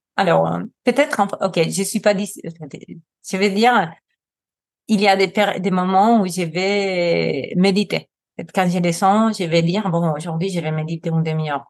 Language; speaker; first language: French; non-native, fluent; Spanish